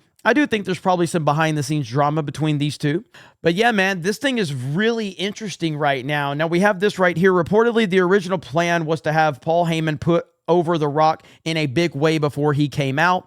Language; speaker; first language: English; native; English